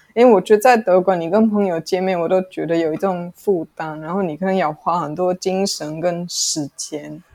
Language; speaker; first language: Chinese; non-native, fluent; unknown